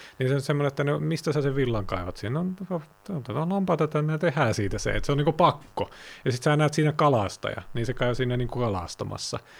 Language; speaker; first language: Finnish; native; Finnish